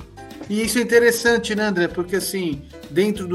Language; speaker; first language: Portuguese; native; Portuguese